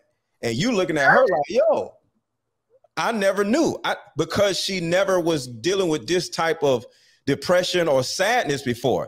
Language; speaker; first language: English; native; English